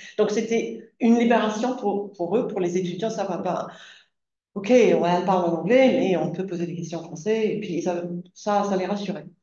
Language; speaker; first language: French; non-native, fluent; English